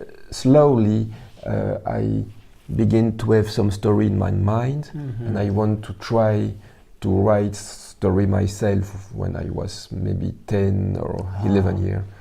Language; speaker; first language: English; non-native, learner; French